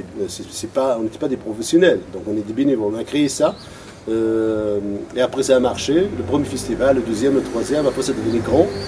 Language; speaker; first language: French; non-native, local second language; Arabic